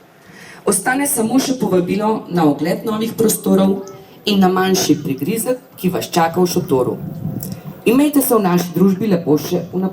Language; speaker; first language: Slovenian; native; Slovenian